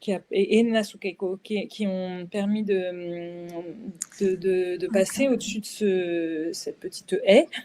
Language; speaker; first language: French; native; French